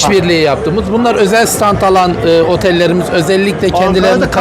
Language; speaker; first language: Turkish; native; Turkish